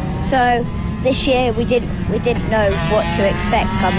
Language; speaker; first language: English; native; English